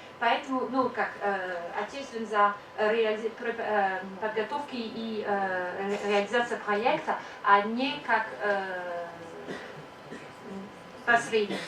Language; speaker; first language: Russian; non-native, learner; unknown